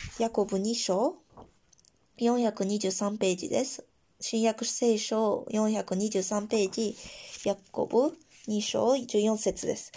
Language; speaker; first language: Japanese; non-native, fluent; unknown